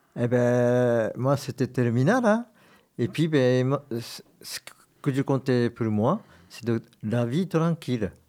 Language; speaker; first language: French; non-native, fluent; Japanese